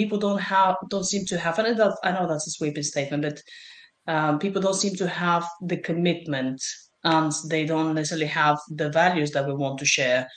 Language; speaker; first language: English; non-native, fluent; Bulgarian